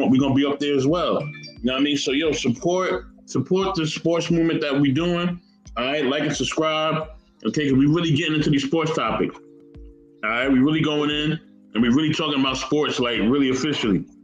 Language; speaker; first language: English; native; English